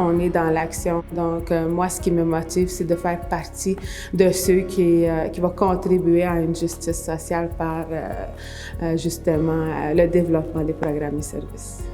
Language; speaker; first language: French; non-native, local second language; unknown